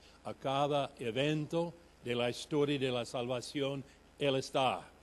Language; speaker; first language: Spanish; non-native, fluent; English